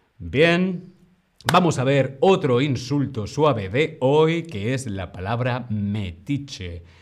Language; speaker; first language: Spanish; native; Spanish